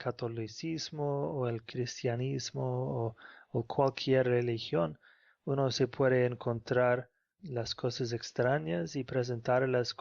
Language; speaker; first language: Spanish; non-native, fluent; English